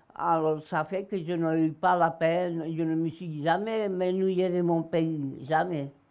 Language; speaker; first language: French; non-native, fluent; Spanish